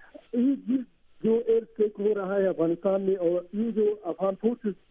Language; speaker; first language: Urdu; non-native, learner; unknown